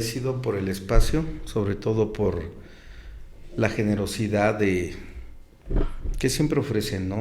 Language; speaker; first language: Spanish; native; Spanish